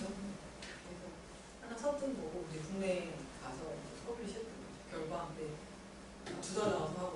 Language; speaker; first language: Korean; native; Korean